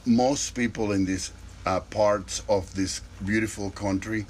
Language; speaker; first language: English; non-native, fluent; Spanish